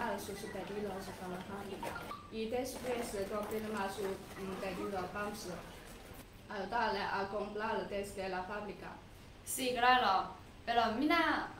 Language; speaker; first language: Spanish; non-native, learner; Chinese